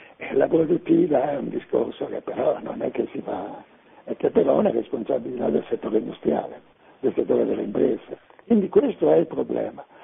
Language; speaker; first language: Italian; native; Italian